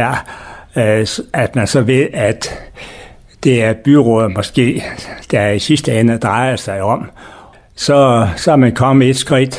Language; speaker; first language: Danish; native; Danish